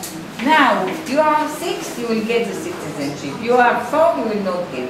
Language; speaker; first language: English; non-native, fluent; Hebrew